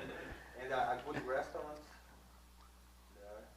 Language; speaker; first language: English; non-native, learner; Portuguese